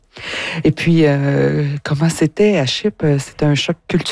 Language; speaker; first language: French; native; French